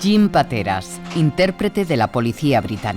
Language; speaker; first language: Spanish; native; Spanish